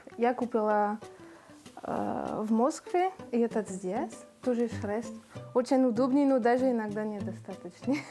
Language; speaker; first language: Russian; non-native, learner; French